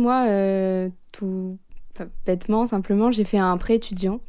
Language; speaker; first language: French; native; French